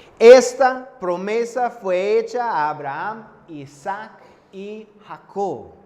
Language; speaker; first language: Spanish; non-native, fluent; English